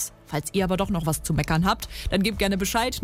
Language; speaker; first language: German; native; German